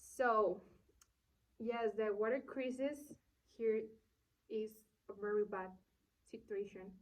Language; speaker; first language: English; non-native, learner; Spanish